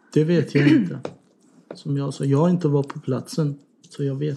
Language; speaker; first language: Swedish; non-native, learner; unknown